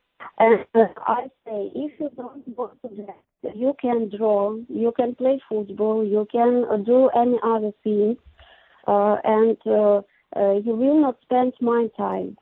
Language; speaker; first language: English; non-native, learner; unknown